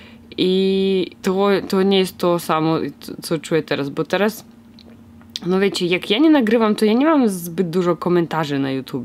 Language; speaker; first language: Polish; non-native, fluent; Russian